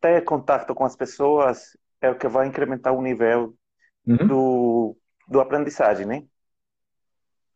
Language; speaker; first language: Portuguese; non-native, fluent; Spanish